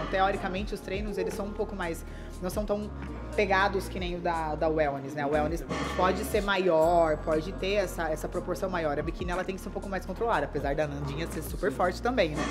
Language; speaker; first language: Portuguese; native; Portuguese